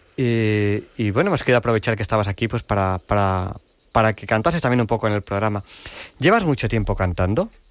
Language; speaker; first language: Spanish; native; Spanish